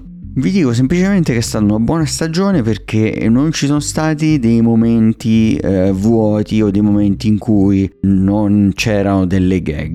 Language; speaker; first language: Italian; native; Italian